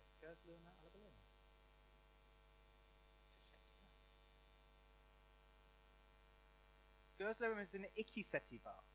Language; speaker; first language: Turkish; non-native, learner; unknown